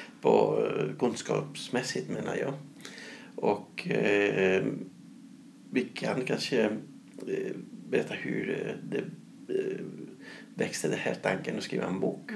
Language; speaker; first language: Swedish; non-native, fluent; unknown